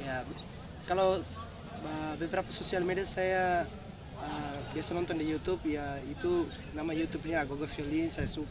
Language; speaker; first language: Indonesian; non-native, fluent; Tetum